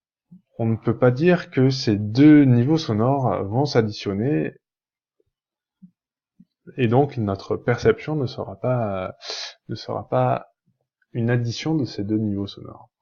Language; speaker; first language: French; native; French